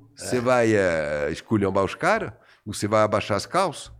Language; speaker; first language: Portuguese; non-native, fluent; French